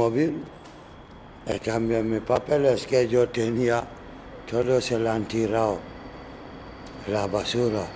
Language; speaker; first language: Spanish; non-native, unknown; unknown